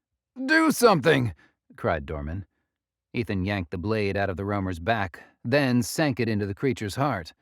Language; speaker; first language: English; native; English